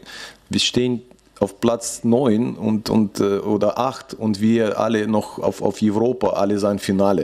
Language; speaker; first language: German; non-native, learner; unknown